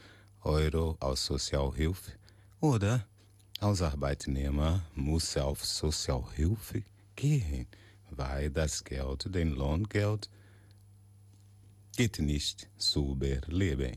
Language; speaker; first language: German; non-native, learner; Portuguese